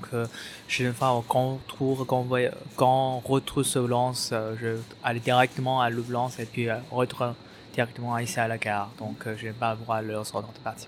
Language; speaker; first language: French; non-native, fluent; Chinese